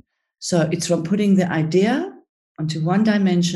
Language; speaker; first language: English; early bilingual, other home language; Greek